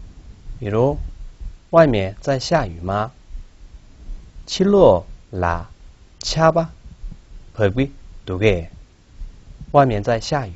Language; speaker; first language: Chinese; non-native, local second language; Tibetan